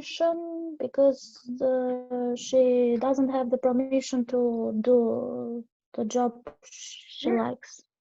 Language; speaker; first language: English; non-native, learner; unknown